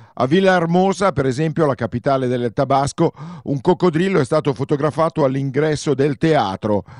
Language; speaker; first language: Italian; native; Italian